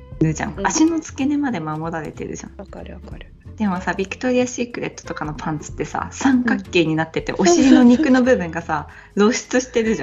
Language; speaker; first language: Japanese; native; Japanese